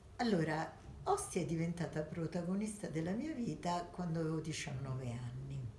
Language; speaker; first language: Italian; early bilingual, other home language; Armenian